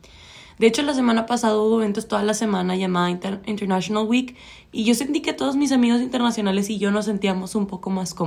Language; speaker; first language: Spanish; native; Spanish